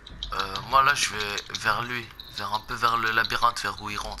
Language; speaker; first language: French; native; French